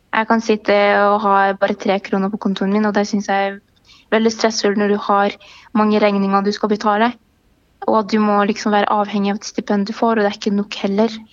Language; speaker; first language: Norwegian; early bilingual, other home language; Arabic